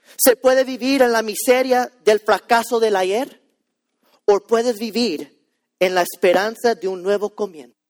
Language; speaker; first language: Spanish; early bilingual, heritage; Spanish